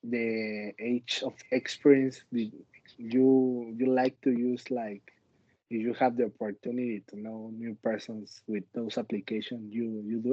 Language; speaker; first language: English; non-native, learner; Spanish